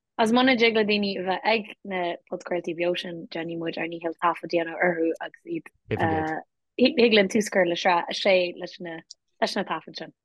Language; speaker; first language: Irish; non-native, local second language; English